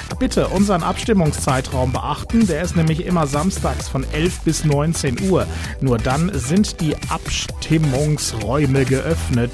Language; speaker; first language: German; native; German